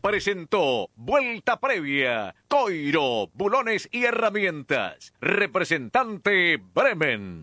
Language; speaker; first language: Spanish; native; Spanish